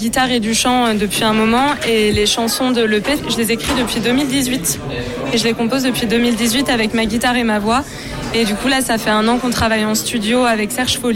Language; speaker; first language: French; native; French